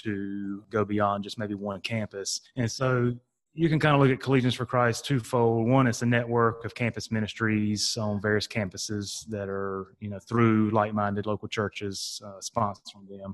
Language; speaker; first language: English; native; English